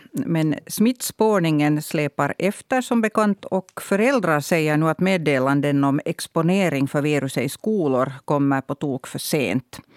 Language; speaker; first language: Swedish; native; Swedish